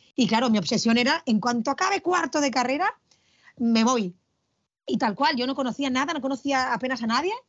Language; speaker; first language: Spanish; native; Spanish